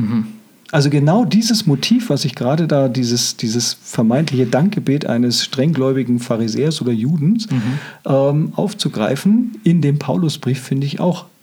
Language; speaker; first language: German; native; German